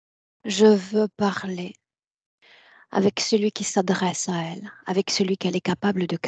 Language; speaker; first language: French; native; French